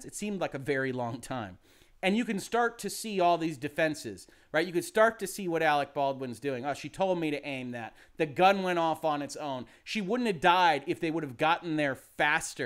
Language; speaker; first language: English; native; English